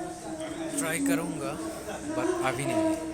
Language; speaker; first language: Hindi; non-native, local second language; Assamese